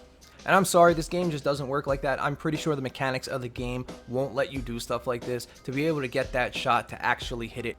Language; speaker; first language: English; native; English